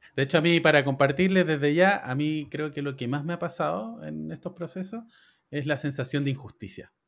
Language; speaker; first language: Spanish; native; Spanish